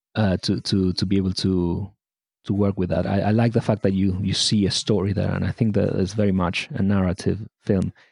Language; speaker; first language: English; non-native, fluent; Spanish